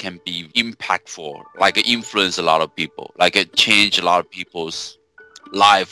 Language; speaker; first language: English; non-native, fluent; Chinese